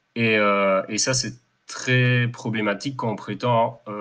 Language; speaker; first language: French; native; French